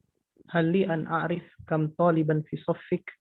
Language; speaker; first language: Arabic; non-native, learner; Indonesian